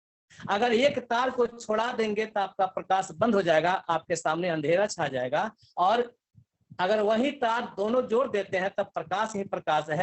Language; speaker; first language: Hindi; native; Hindi